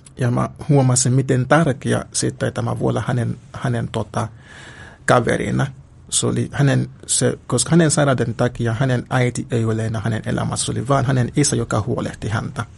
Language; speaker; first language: Finnish; non-native, learner; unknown